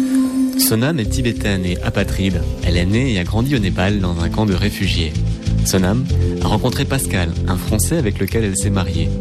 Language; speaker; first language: French; native; French